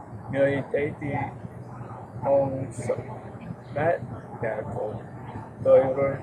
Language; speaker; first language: Vietnamese; non-native, learner; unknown